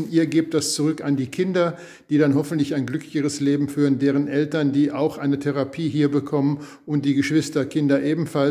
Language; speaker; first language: German; native; German